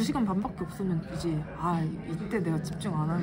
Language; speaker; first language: Korean; native; Korean